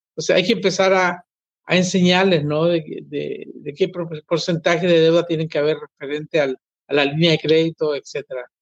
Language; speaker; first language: Spanish; native; Spanish